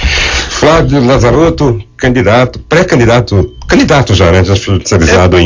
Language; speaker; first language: Portuguese; native; Portuguese